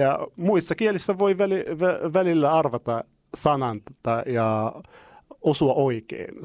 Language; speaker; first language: Finnish; non-native, fluent; Arabic